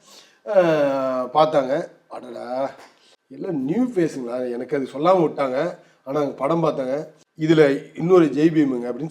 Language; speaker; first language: Tamil; native; Tamil